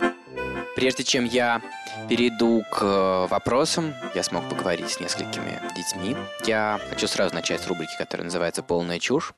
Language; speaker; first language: Russian; native; Russian